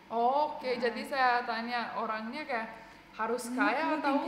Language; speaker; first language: Indonesian; non-native, fluent; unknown